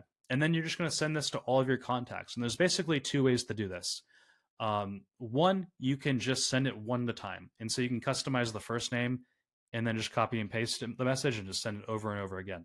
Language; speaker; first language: English; native; English